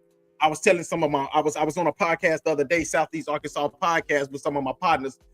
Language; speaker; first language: English; native; English